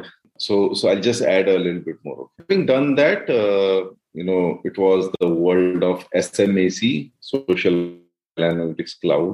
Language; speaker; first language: English; non-native, local second language; Hindi